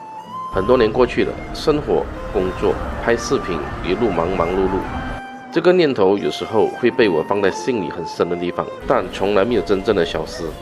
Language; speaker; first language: Chinese; native; Chinese